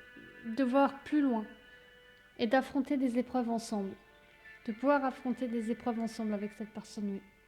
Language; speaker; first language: French; native; French